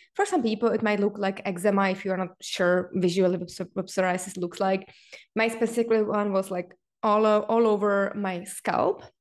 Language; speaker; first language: English; non-native, fluent; Czech